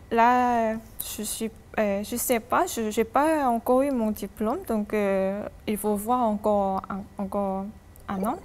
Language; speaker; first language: French; non-native, fluent; Korean